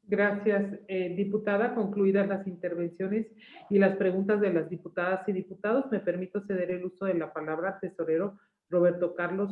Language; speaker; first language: Spanish; native; Spanish